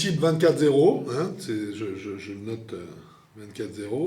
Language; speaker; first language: French; native; French